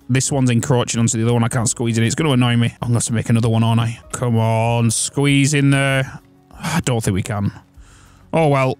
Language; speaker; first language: English; native; English